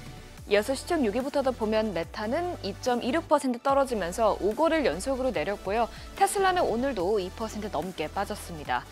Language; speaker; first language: Korean; native; Korean